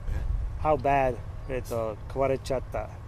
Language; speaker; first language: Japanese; non-native, learner; English